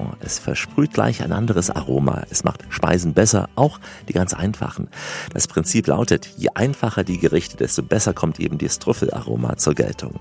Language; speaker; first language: German; native; German